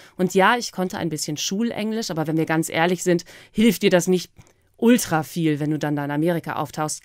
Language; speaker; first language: German; native; German